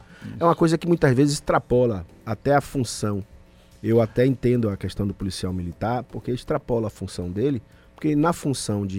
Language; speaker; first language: Portuguese; native; Portuguese